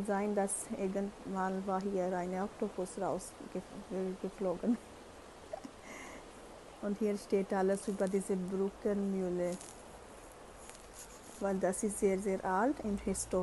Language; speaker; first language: German; non-native, learner; Urdu